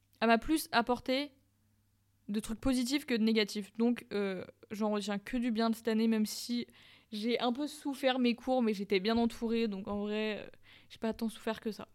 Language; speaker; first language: French; native; French